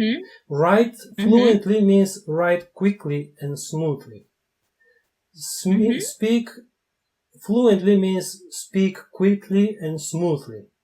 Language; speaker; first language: English; non-native, fluent; Bulgarian